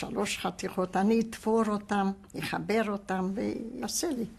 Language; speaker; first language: Hebrew; non-native, fluent; Hungarian